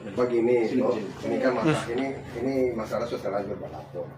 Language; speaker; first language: Malay; native; Malay